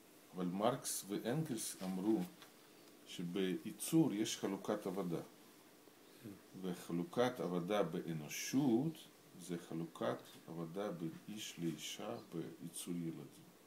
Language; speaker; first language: Hebrew; non-native, fluent; Russian